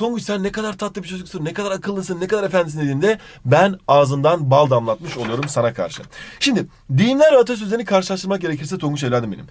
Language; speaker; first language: Turkish; native; Turkish